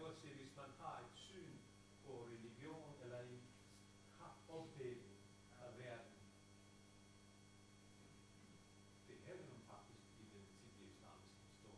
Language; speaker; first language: Danish; non-native, fluent; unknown